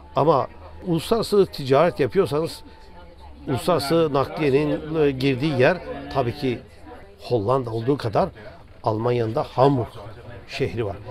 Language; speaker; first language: Turkish; native; Turkish